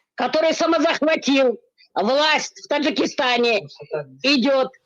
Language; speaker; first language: Russian; non-native, local second language; Tajik